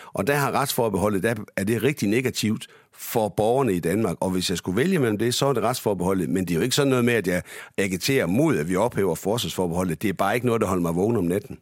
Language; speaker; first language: Danish; native; Danish